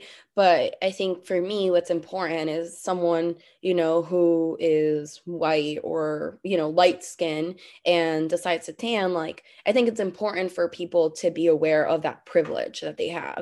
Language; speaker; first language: English; non-native, fluent; Spanish